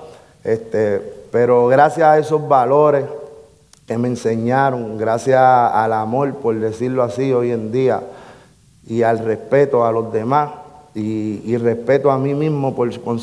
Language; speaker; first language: Spanish; native; Spanish